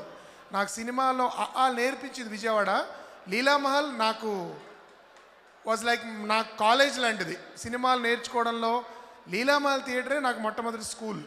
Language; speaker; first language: Telugu; native; Telugu